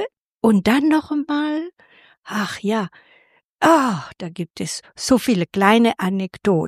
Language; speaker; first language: German; non-native, fluent; French